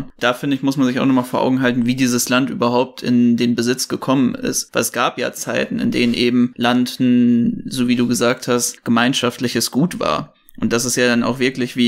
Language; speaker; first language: German; native; German